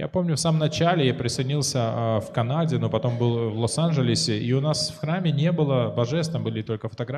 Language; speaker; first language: Russian; native; Russian